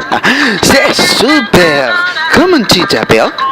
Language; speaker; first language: French; non-native, learner; Spanish